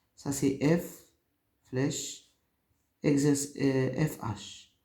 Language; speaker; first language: French; non-native, local second language; Arabic